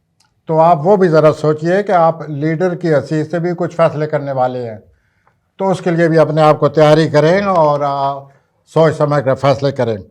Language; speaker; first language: Urdu; native; Urdu